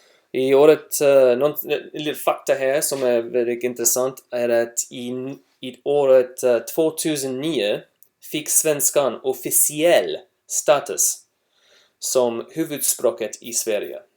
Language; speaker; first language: Swedish; non-native, learner; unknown